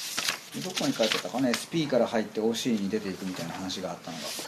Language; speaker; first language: Japanese; native; Japanese